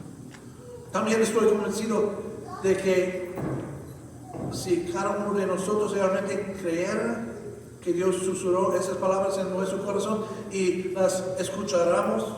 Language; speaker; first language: Spanish; non-native, fluent; English